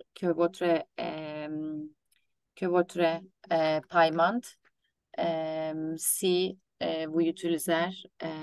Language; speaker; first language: French; non-native, learner; Turkish